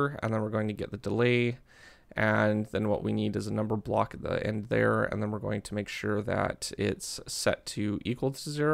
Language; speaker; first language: English; native; English